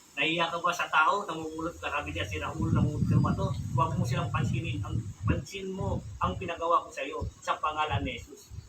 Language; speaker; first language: Filipino; non-native, local second language; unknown